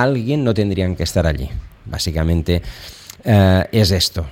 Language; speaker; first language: Spanish; non-native, local second language; Catalan